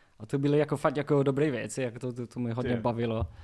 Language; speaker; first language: Czech; non-native, learner; English